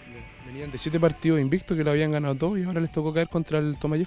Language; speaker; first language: Spanish; native; Spanish